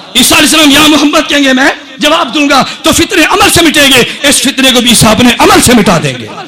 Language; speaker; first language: Urdu; non-native, local second language; Punjabi